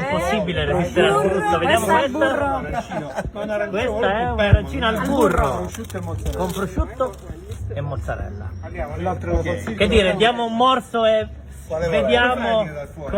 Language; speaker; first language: Italian; native; Italian